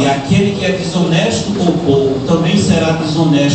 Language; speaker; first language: Portuguese; native; Portuguese